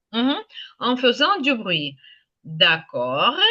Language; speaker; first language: French; non-native, fluent; Ukrainian